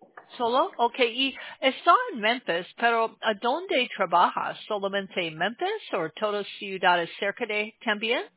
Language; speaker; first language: Spanish; non-native, learner; English